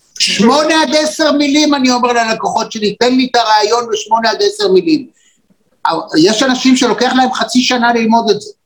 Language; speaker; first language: Hebrew; native; Hebrew